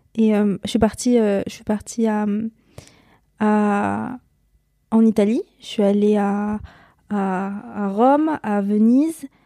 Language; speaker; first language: French; native; French